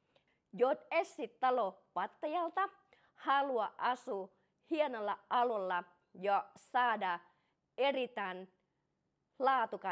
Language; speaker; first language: Finnish; non-native, learner; Thai